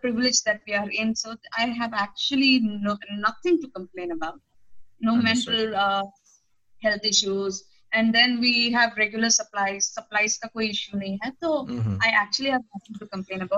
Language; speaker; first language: English; non-native, local second language; Telugu